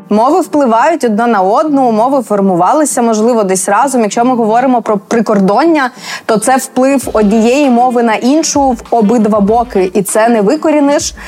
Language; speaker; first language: Ukrainian; native; Ukrainian